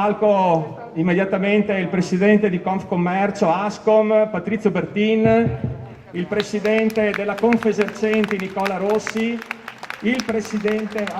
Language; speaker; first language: Italian; native; Italian